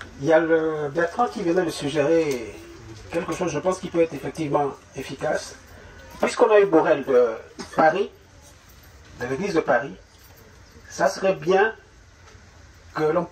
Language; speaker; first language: French; native; French